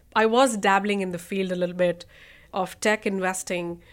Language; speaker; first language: English; non-native, local second language; Hindi